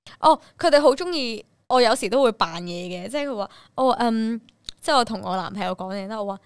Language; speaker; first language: Cantonese; early bilingual, other home language; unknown